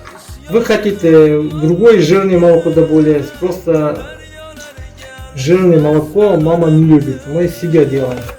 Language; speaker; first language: Russian; non-native, learner; Uzbek